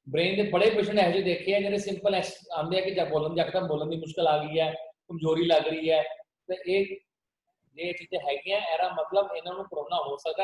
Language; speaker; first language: Hindi; non-native, local second language; Punjabi